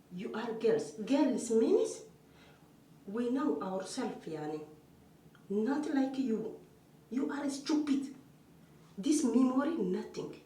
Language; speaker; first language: English; non-native, learner; Amharic